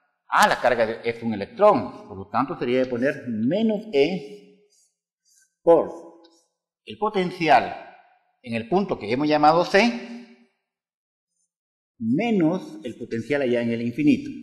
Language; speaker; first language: Spanish; native; Spanish